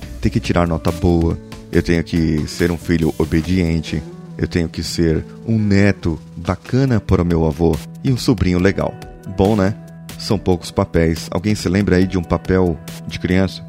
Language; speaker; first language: Portuguese; native; Portuguese